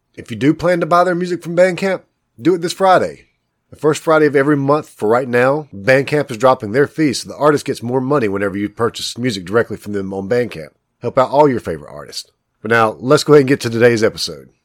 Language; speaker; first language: English; native; English